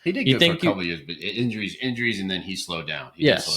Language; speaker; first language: English; native; English